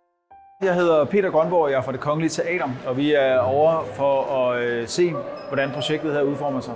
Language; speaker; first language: Danish; native; Danish